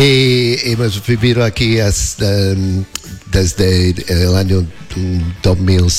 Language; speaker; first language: Spanish; non-native, learner; English